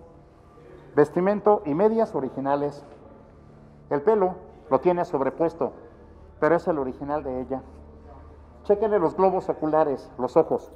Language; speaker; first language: Spanish; native; Spanish